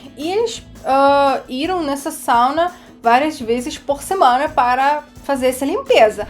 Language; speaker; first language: Portuguese; non-native, fluent; Russian